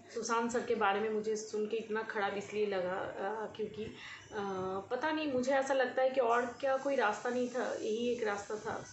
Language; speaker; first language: Hindi; non-native, local second language; Bangla